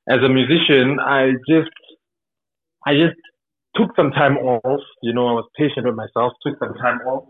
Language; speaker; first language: English; non-native, local second language; Tsonga